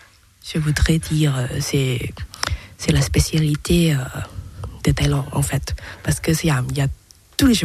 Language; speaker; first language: French; non-native, learner; Thai